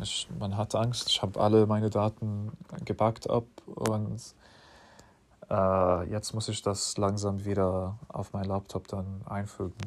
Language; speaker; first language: German; non-native, fluent; English